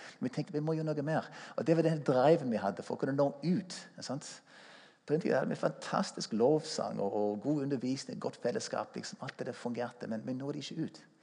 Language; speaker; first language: Norwegian; non-native, fluent; English